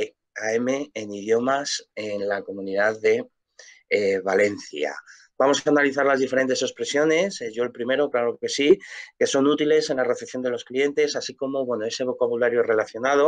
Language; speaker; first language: Spanish; native; Spanish